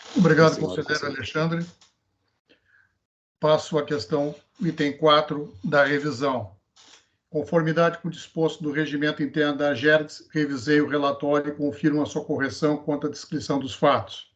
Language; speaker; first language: Portuguese; native; Portuguese